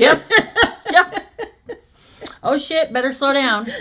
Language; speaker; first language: English; native; English